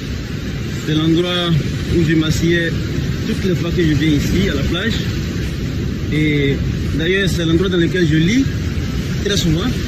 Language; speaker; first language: French; non-native, local second language; Baoulé